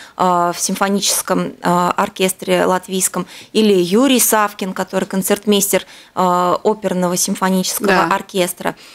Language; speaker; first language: Russian; native; Russian